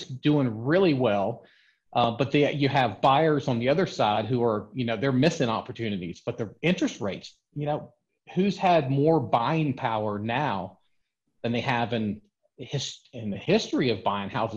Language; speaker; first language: English; native; English